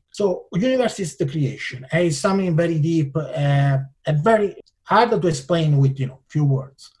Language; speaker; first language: English; non-native, fluent; Italian